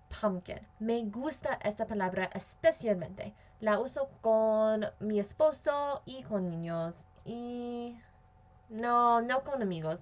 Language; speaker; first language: Spanish; non-native, fluent; English